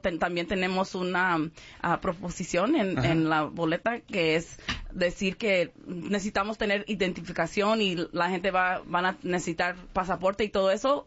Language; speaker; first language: Spanish; early bilingual, heritage; Spanish